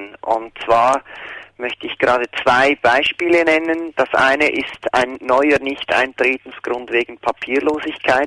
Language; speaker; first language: German; native; German